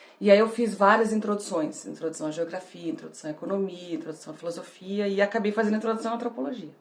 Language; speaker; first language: Portuguese; native; Portuguese